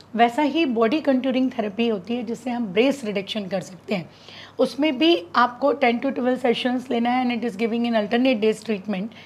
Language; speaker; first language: Hindi; native; Hindi